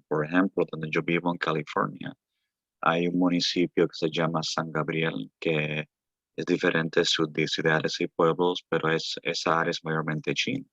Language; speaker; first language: Spanish; early bilingual, heritage; Spanish